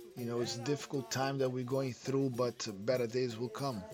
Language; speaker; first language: English; non-native, fluent; Portuguese